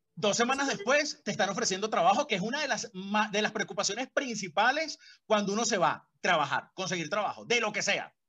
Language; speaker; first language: Spanish; native; Spanish